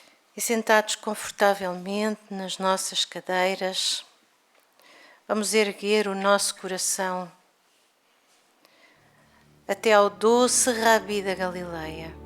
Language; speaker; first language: Portuguese; native; Portuguese